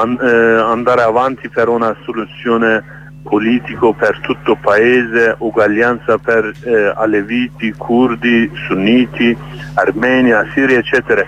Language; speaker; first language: Italian; non-native, learner; Kurdish